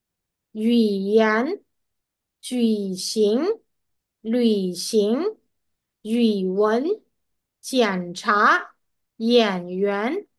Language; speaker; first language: Chinese; non-native, fluent; Burmese